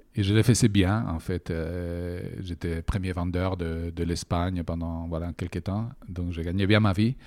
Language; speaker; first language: French; non-native, fluent; Spanish